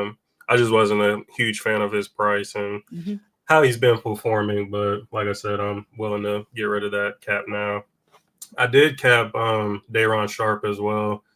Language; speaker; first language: English; native; English